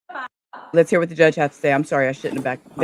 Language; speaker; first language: English; native; English